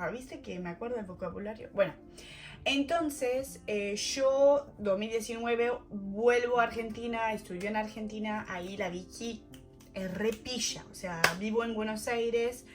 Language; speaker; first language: Spanish; non-native, fluent; French